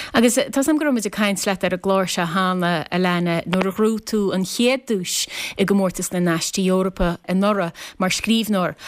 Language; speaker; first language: Irish; native; Irish